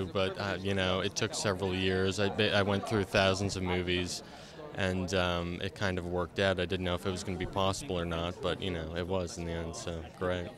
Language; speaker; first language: English; native; English